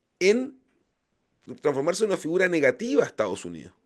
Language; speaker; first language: Spanish; native; Spanish